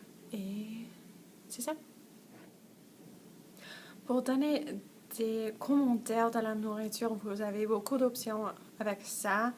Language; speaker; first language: French; non-native, fluent; English